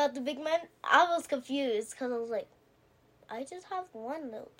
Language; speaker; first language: English; native; English